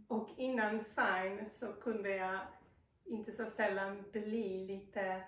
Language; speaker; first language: Swedish; non-native, fluent; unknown